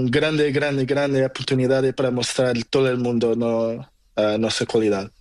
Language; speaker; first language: Spanish; non-native, learner; Portuguese